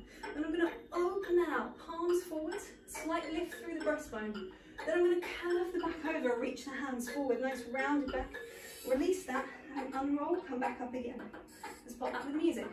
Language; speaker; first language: English; native; English